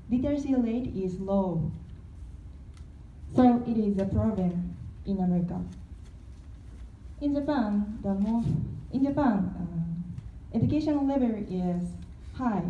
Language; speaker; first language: English; non-native, learner; Korean